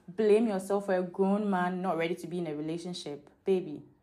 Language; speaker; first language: English; non-native, local second language; Akan